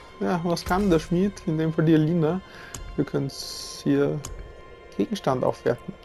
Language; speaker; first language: German; native; German